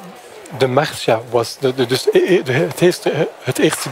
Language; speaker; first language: Dutch; non-native, fluent; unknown